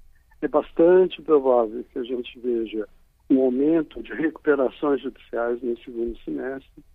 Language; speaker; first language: Portuguese; native; Portuguese